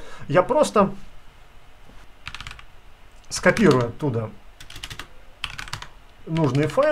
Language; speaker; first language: Russian; native; Russian